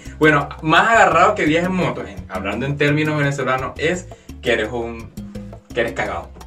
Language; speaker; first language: Spanish; native; Spanish